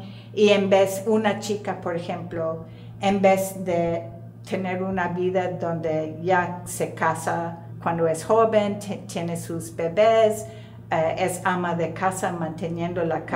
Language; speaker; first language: Spanish; non-native, fluent; English